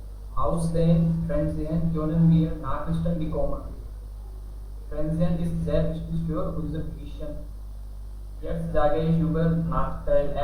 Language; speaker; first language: German; non-native, learner; Hindi